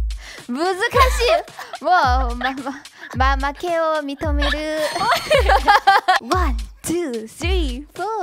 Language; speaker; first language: Japanese; non-native, fluent; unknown